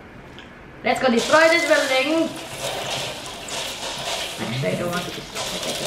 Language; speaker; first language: English; non-native, fluent; Indonesian